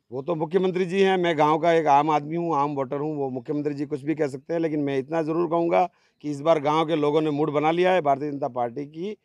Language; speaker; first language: Hindi; native; Hindi